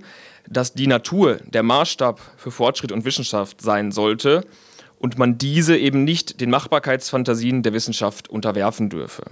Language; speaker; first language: German; native; German